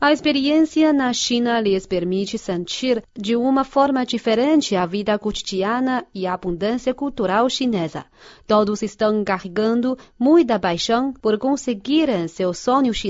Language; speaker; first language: Portuguese; non-native, fluent; Chinese